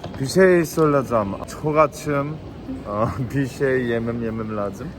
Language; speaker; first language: Turkish; non-native, learner; Korean